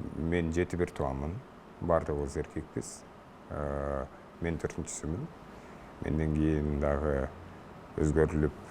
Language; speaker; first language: Kyrgyz; native; Kyrgyz